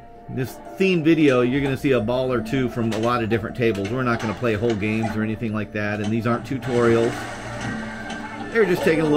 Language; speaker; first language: English; native; English